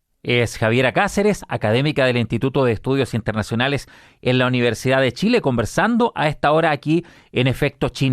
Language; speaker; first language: Spanish; native; Spanish